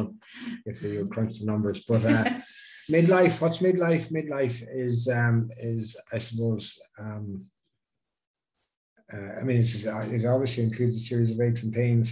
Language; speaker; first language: English; native; English